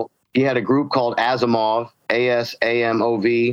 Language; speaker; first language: English; native; English